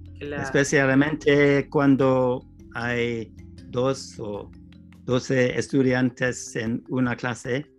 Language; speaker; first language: Spanish; non-native, learner; English